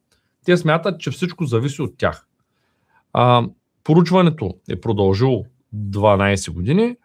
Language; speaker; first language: Bulgarian; native; Bulgarian